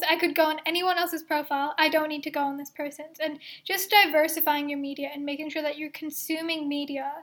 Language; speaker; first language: English; early bilingual, other home language; Hindi